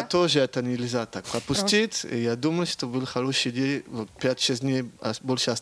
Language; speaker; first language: Russian; early bilingual, heritage; French